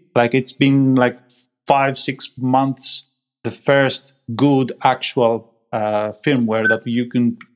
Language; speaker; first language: English; non-native, fluent; Greek